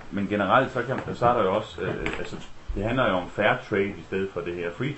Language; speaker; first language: Danish; native; Danish